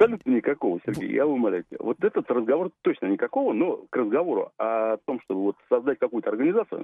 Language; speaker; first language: Russian; native; Russian